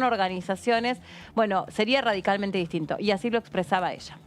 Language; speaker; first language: Spanish; native; Spanish